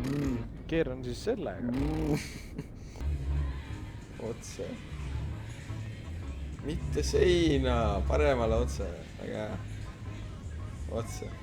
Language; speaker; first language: Estonian; native; Estonian